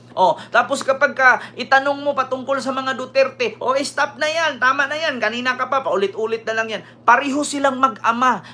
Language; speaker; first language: Filipino; native; Filipino